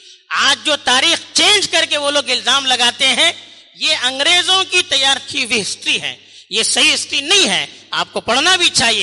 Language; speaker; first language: Urdu; native; Urdu